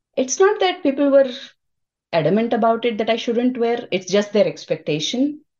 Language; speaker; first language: English; non-native, local second language; Telugu